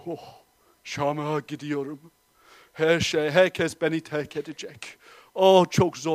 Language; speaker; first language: Turkish; non-native, fluent; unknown